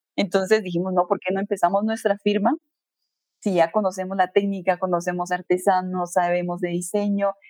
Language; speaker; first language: Spanish; native; Spanish